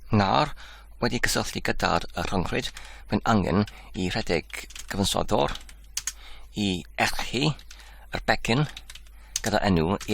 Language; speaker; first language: Welsh; non-native, learner; English